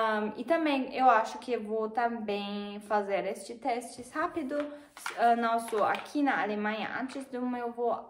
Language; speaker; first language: Portuguese; non-native, fluent; German